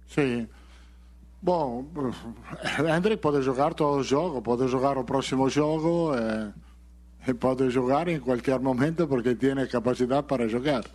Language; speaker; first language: Portuguese; non-native, learner; Italian